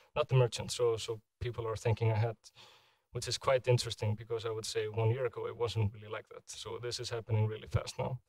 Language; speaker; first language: English; non-native, fluent; Icelandic